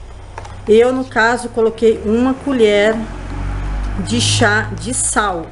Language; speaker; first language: Portuguese; native; Portuguese